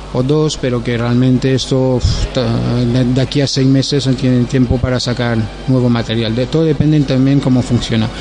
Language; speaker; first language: Spanish; non-native, fluent; French